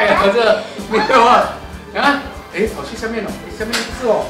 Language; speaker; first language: Chinese; native; Chinese